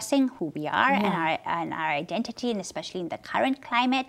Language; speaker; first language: English; non-native, local second language; Urdu